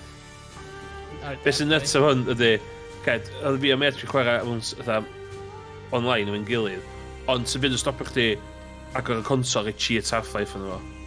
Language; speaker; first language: Welsh; native; Welsh